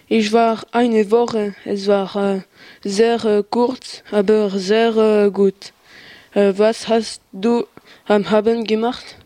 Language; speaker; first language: German; non-native, learner; French